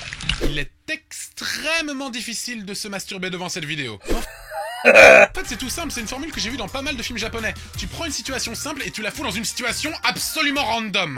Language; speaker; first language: French; native; French